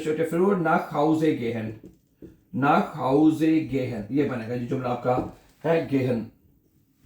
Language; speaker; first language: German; non-native, fluent; Urdu